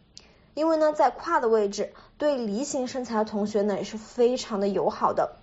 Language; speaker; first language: Chinese; native; Chinese